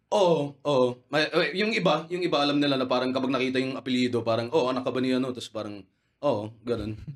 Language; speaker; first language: Filipino; native; Filipino